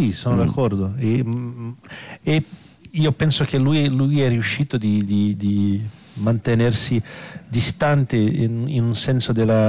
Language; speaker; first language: Italian; non-native, fluent; Portuguese